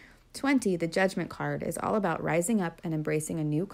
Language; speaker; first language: English; native; English